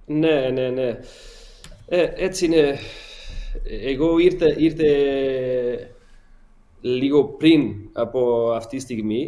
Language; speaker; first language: Greek; non-native, learner; Portuguese